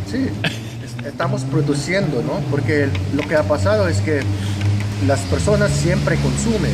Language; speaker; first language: Spanish; non-native, fluent; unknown